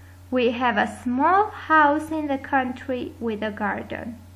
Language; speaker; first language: English; non-native, fluent; Armenian